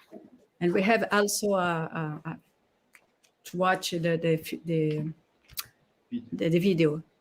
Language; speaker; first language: English; non-native, fluent; Portuguese